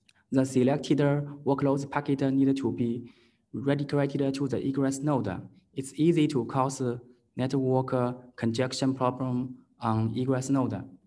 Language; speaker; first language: English; non-native, learner; Chinese